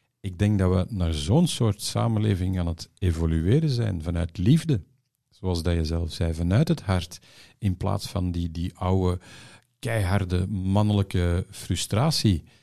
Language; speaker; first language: Dutch; native; Dutch